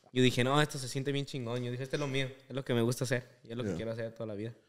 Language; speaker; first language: Spanish; native; Spanish